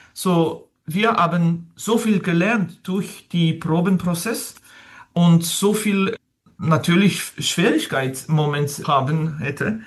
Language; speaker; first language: German; non-native, learner; French